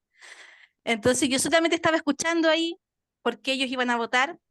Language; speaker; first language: Spanish; native; Spanish